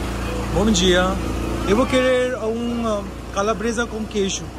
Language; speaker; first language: Portuguese; non-native, learner; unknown